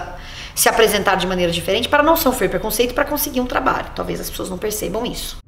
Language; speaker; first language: Portuguese; native; Portuguese